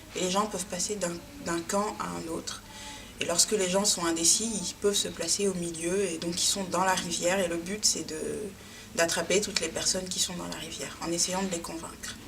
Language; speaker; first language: French; native; French